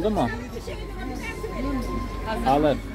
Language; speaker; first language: Turkish; non-native, fluent; Russian